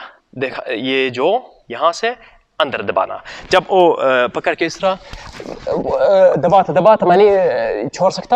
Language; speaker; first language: Hindi; non-native, learner; Arabic